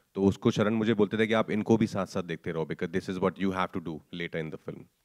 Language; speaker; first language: Hindi; native; Hindi